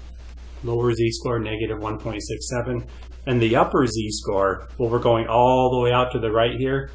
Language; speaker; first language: English; native; English